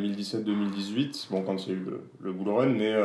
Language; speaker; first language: French; native; French